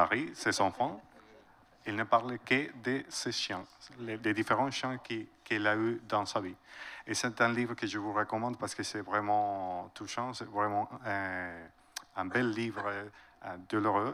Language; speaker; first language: French; non-native, fluent; Spanish